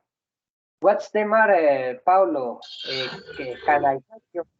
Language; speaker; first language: English; non-native, learner; Spanish